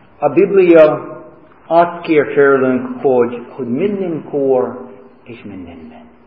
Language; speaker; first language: Hungarian; non-native, fluent; English